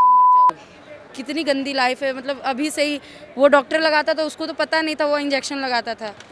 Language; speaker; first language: Hindi; native; Hindi